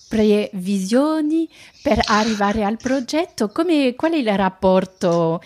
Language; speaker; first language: Italian; non-native, fluent; French